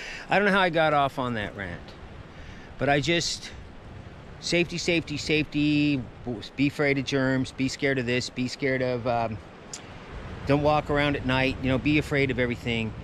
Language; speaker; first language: English; native; English